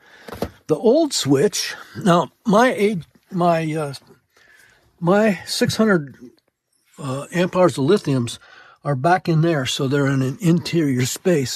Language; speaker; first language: English; native; English